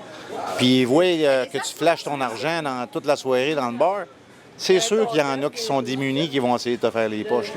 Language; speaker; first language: French; native; French